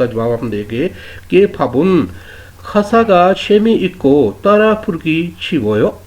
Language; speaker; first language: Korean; non-native, fluent; Urdu